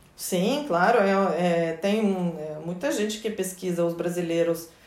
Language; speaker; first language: Portuguese; non-native, fluent; Russian